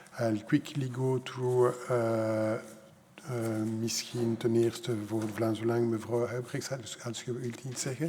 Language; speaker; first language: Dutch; non-native, local second language; French